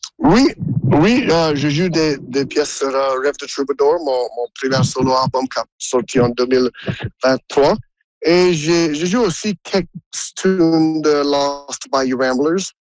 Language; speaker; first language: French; non-native, local second language; English